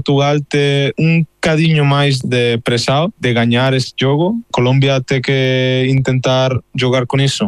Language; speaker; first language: Portuguese; non-native, fluent; Spanish